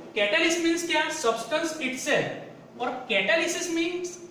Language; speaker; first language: Hindi; non-native, local second language; Gujarati